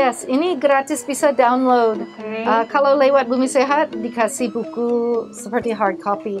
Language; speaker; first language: Indonesian; non-native, learner; English